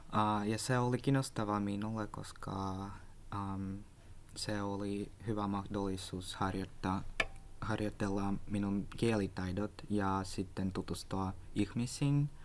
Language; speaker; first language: Finnish; non-native, learner; Russian